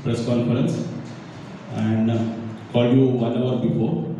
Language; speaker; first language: English; non-native, local second language; Marathi